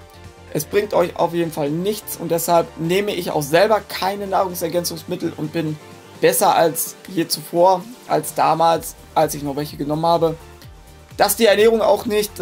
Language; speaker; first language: German; native; German